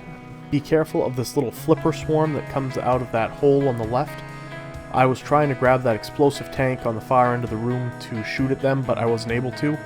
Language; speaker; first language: English; native; English